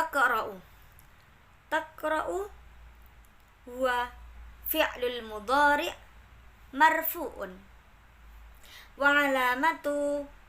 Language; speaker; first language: Arabic; non-native, learner; Indonesian